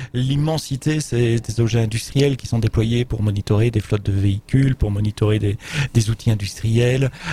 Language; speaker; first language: French; native; French